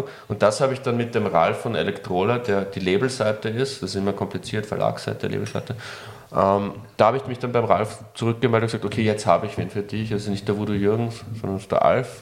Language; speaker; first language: German; native; German